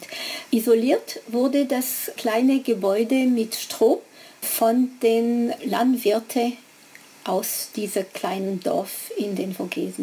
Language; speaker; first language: German; non-native, fluent; French